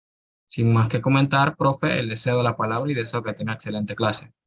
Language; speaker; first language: Spanish; native; Spanish